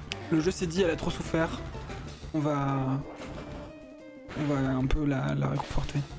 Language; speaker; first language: French; native; French